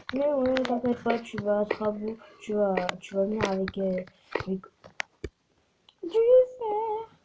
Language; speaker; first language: French; native; French